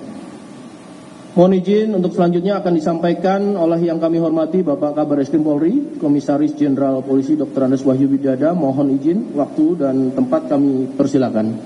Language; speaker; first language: Indonesian; native; Indonesian